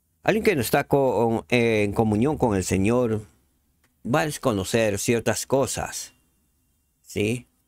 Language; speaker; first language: Spanish; native; Spanish